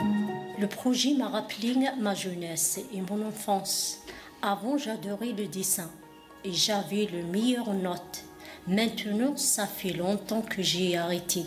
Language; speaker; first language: French; non-native, fluent; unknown